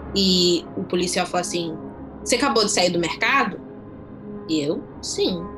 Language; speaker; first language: Portuguese; non-native, fluent; English